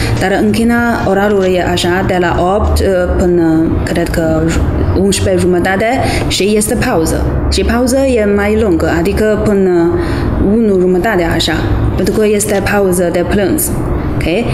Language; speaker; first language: Romanian; non-native, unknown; Chinese